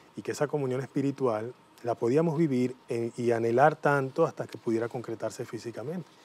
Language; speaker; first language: Spanish; native; Spanish